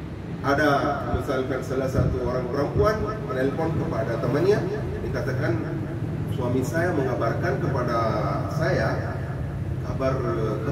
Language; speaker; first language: Indonesian; non-native, fluent; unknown